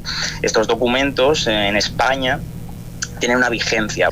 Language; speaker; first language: Spanish; native; Spanish